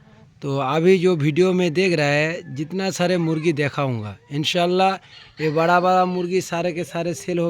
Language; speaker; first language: Hindi; non-native, local second language; Bangla